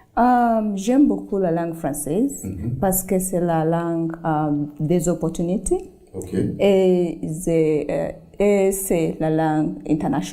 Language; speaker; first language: French; non-native, learner; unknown